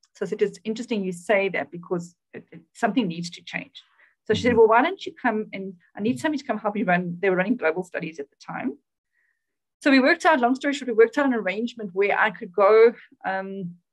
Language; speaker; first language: English; native; English